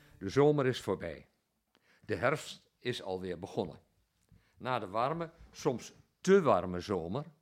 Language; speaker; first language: Dutch; native; Dutch